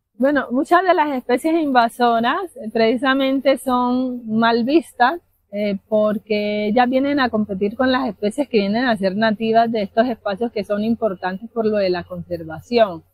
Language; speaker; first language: Spanish; native; Spanish